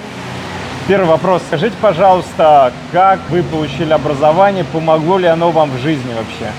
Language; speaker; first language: Russian; native; Russian